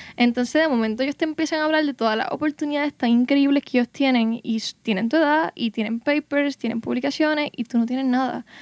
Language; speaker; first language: Spanish; native; Spanish